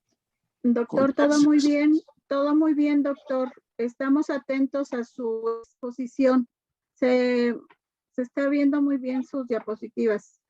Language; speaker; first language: Spanish; native; Spanish